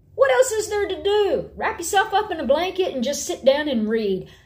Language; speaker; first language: English; native; English